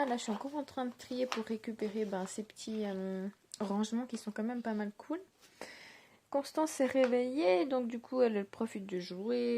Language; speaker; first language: French; native; French